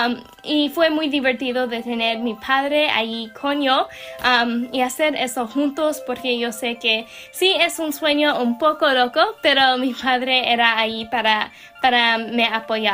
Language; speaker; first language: Spanish; non-native, learner; English